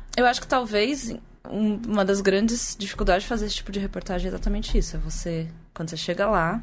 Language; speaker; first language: Portuguese; native; Portuguese